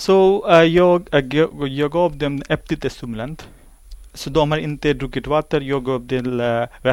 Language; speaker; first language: Swedish; non-native, learner; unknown